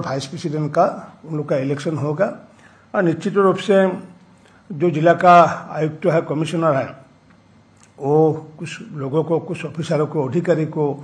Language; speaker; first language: Hindi; non-native, local second language; Assamese